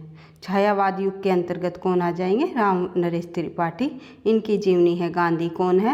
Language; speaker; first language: Hindi; native; Hindi